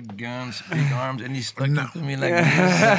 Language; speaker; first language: English; non-native, fluent; French